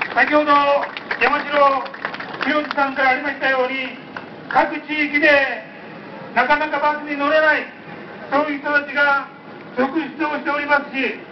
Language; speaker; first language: Japanese; native; Japanese